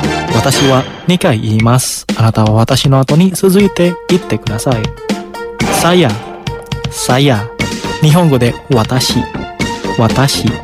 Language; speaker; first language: Japanese; non-native, fluent; Indonesian